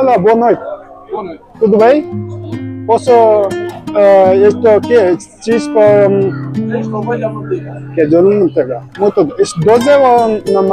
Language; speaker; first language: Portuguese; non-native, learner; Bangla